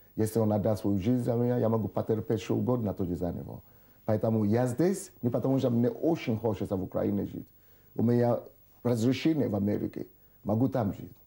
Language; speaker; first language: Russian; non-native, fluent; Yoruba